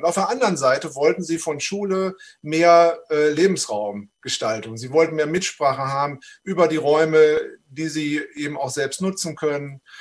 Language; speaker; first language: German; native; German